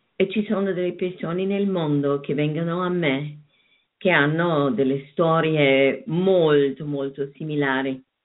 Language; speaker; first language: Italian; non-native, fluent; German